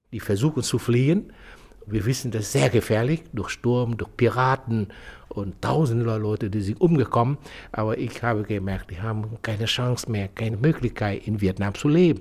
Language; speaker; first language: German; non-native, fluent; Vietnamese